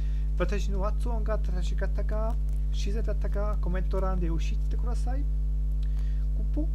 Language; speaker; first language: Japanese; non-native, learner; German